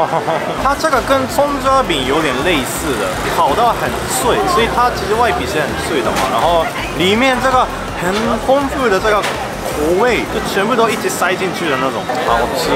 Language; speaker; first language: Chinese; non-native, fluent; Japanese